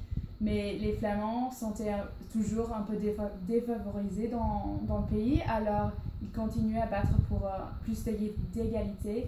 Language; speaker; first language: French; non-native, learner; English